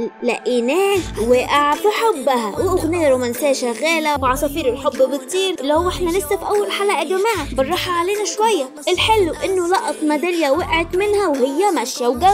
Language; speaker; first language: Arabic; native; Arabic